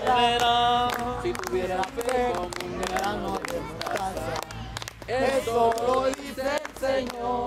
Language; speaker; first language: Spanish; native; Spanish